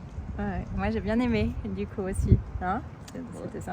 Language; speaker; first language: French; native; French